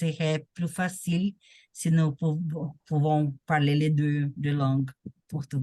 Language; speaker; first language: French; non-native, learner; Portuguese